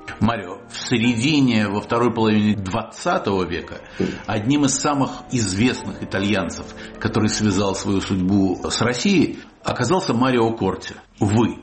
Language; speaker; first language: Russian; native; Russian